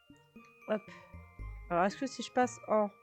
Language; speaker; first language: French; native; French